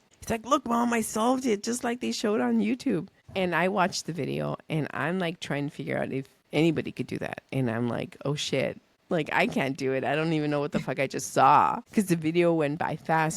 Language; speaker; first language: English; early bilingual, other home language; Spanish